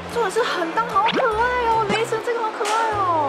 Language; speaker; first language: Chinese; native; Chinese